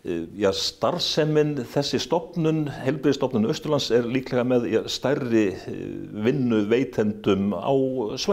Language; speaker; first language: Icelandic; native; Icelandic